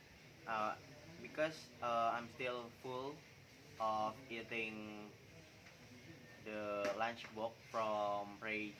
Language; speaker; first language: English; non-native, learner; Indonesian